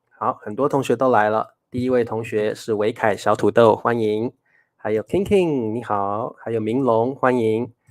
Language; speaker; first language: Chinese; native; Chinese